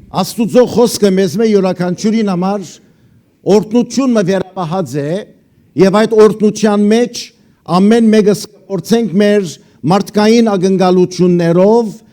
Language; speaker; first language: Armenian; early bilingual, heritage; Armenian